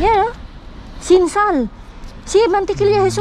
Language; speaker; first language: Spanish; non-native, learner; Filipino